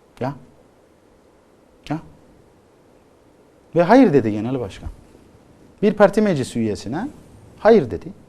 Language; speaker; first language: Turkish; native; Turkish